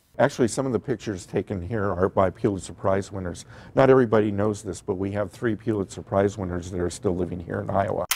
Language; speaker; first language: English; native; English